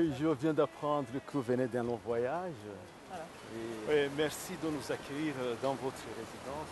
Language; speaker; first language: French; non-native, local second language; Rundi